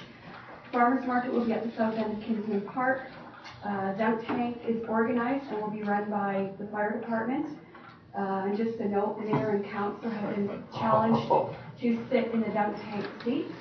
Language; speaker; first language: English; native; English